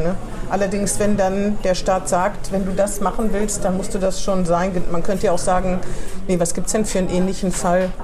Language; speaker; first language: German; native; German